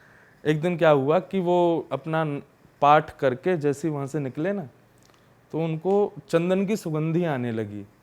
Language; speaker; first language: Hindi; native; Hindi